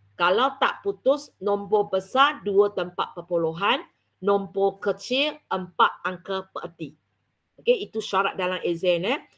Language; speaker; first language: Malay; non-native, local second language; Chinese